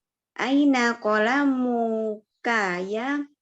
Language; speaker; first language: Arabic; non-native, learner; Indonesian